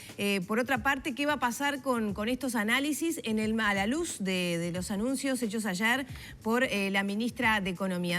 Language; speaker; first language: Spanish; native; Spanish